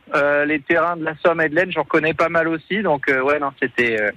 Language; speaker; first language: French; native; French